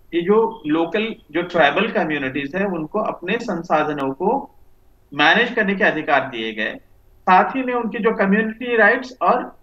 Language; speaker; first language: Hindi; non-native, local second language; Marathi